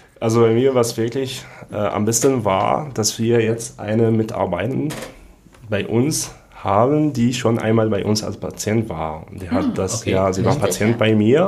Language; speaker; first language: German; non-native, fluent; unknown